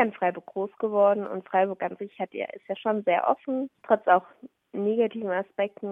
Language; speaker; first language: German; early bilingual, other home language; Somali